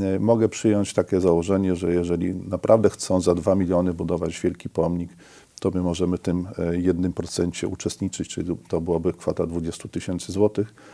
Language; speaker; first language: Polish; native; Polish